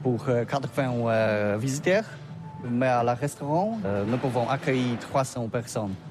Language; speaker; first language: French; non-native, learner; Polish